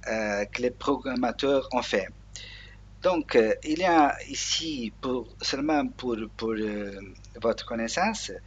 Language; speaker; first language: French; non-native, learner; Portuguese